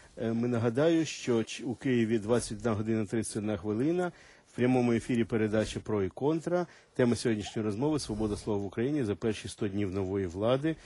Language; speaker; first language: Ukrainian; native; Ukrainian